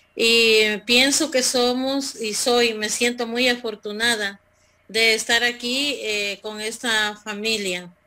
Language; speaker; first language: Spanish; native; Spanish